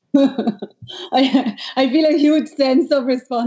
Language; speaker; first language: English; non-native, local second language; Hindi